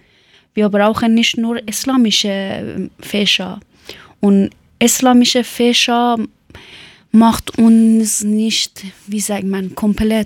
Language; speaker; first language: German; non-native, learner; Persian